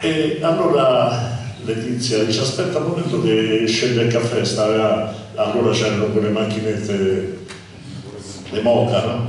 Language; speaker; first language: Italian; native; Italian